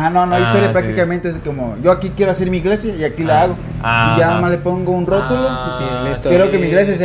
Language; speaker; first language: Spanish; native; Spanish